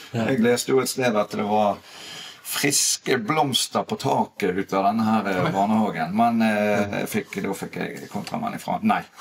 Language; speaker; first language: Norwegian; native; Norwegian